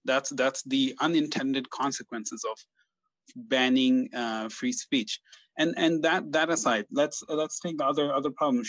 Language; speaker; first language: English; non-native, local second language; Bangla